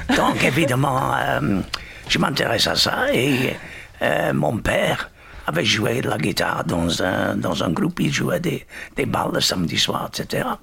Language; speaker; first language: French; non-native, fluent; English